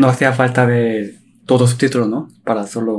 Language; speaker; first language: Spanish; non-native, learner; Korean